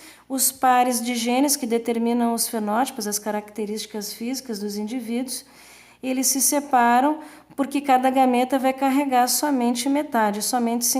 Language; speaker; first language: Portuguese; native; Portuguese